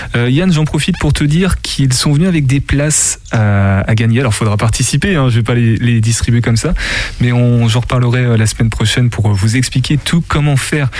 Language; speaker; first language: French; native; French